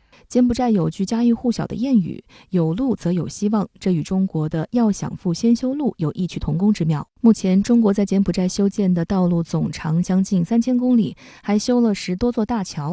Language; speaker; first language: Chinese; native; Chinese